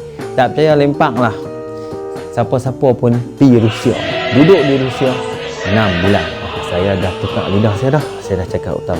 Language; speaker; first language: Malay; native; Malay